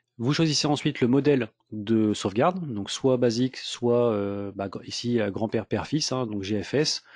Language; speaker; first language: French; native; French